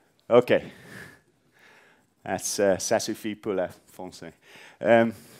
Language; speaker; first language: French; non-native, learner; English